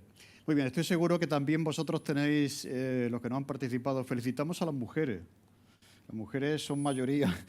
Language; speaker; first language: Spanish; native; Spanish